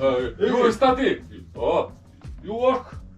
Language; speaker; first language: English; non-native, learner; Mongolian